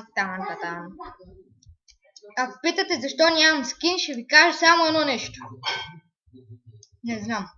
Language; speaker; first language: Bulgarian; native; Bulgarian